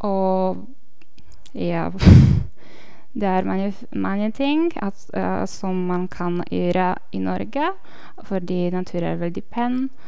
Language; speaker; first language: Norwegian; non-native, learner; Polish